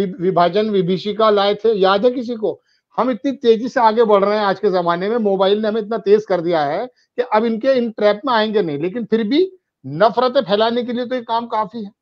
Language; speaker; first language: Hindi; native; Hindi